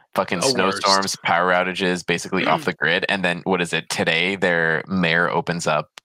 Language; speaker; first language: English; non-native, fluent; Polish